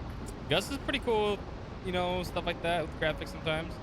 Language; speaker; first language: English; native; English